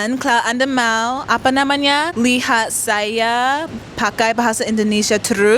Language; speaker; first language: Indonesian; non-native, fluent; English